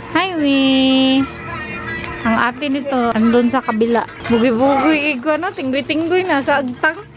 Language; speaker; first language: Filipino; non-native, local second language; Cebuano